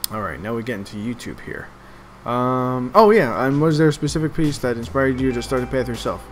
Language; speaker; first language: English; native; English